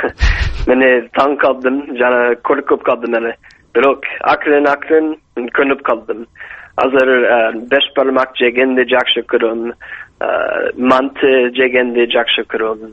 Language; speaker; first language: Kyrgyz; non-native, learner; English